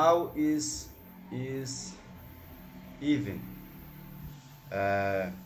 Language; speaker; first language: English; non-native, learner; Portuguese